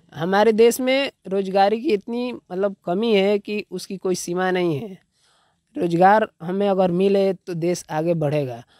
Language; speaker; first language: Hindi; native; Hindi